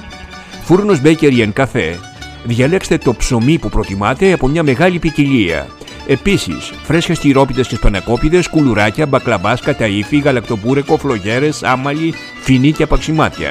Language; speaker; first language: Greek; native; Greek